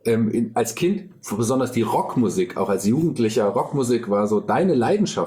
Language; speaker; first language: German; native; German